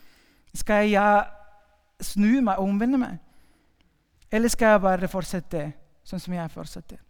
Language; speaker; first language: Norwegian; non-native, fluent; Spanish